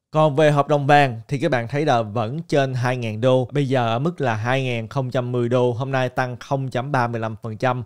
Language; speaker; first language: Vietnamese; native; Vietnamese